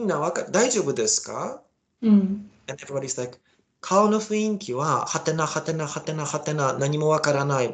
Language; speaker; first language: Japanese; non-native, learner; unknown